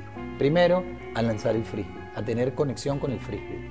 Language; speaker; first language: Spanish; native; Spanish